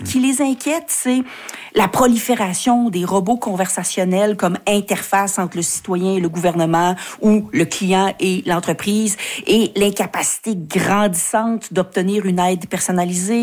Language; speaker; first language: French; native; French